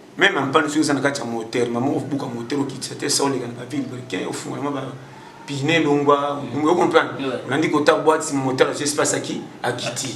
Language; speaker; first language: French; non-native, local second language; Lingala